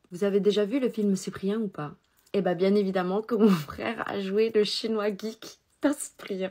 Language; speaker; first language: French; early bilingual, other home language; Chinese